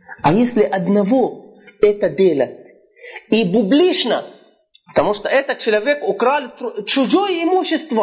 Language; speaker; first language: Russian; non-native, fluent; Arabic